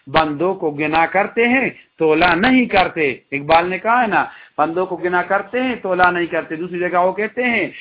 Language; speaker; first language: Urdu; non-native, local second language; Pashto